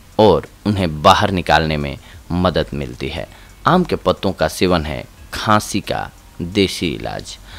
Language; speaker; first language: Hindi; native; Hindi